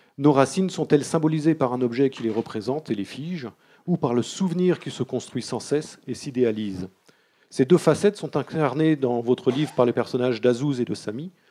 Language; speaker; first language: French; native; French